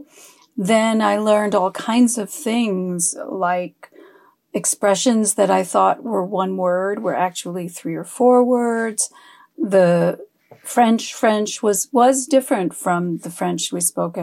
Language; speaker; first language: English; early bilingual, other home language; French